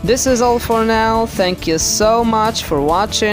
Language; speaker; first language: English; non-native, fluent; Arabic